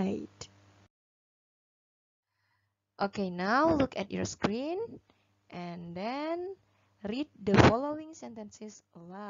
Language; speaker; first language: English; non-native, fluent; Indonesian